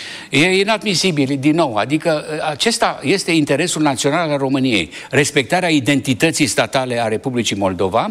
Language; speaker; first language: Romanian; native; Romanian